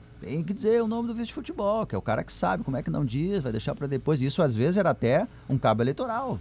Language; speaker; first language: Portuguese; native; Portuguese